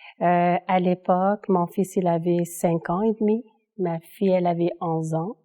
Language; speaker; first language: French; non-native, local second language; Kabyle